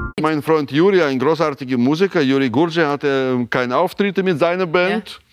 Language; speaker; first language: German; non-native, fluent; Russian